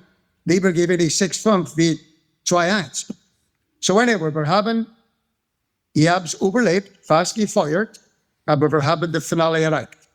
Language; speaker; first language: German; non-native, fluent; English